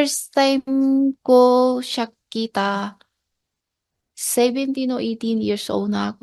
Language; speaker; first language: Filipino; non-native, learner; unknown